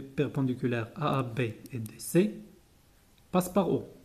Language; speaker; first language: French; non-native, local second language; Arabic